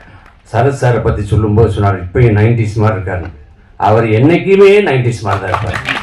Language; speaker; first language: Tamil; native; Tamil